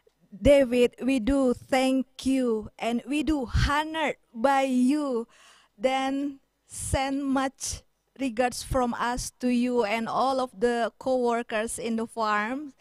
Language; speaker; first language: English; non-native, fluent; Indonesian